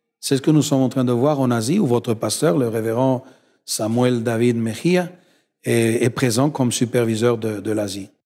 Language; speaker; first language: French; non-native, fluent; Spanish